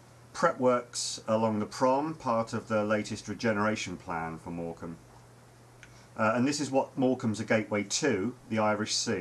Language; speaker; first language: English; native; English